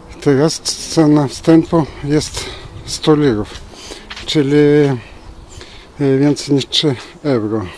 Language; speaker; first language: Polish; non-native, fluent; Turkish